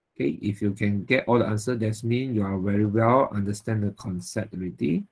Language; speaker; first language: English; non-native, local second language; Chinese